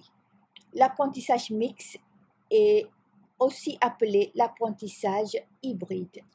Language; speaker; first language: French; non-native, fluent; Malay